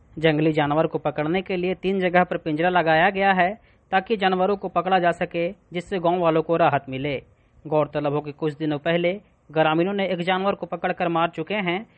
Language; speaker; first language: Hindi; native; Hindi